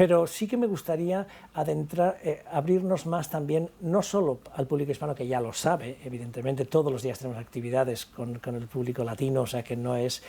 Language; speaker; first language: Spanish; native; Spanish